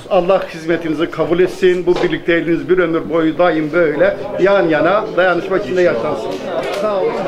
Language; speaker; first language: Turkish; native; Turkish